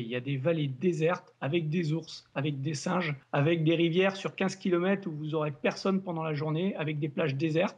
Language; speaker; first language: French; native; French